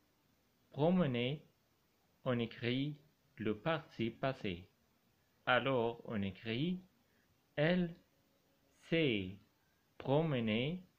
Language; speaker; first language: French; non-native, fluent; Arabic